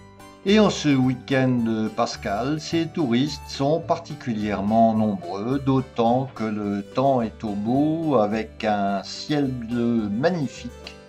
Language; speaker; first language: French; native; French